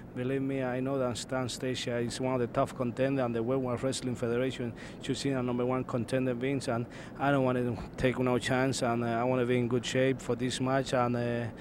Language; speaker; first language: English; non-native, fluent; Spanish